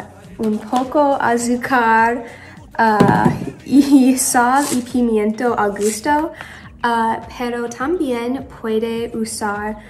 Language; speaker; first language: Spanish; non-native, learner; English